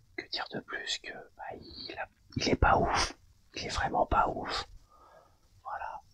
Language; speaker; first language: French; native; French